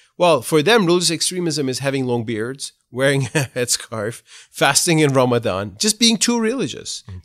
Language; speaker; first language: English; non-native, fluent; Turkish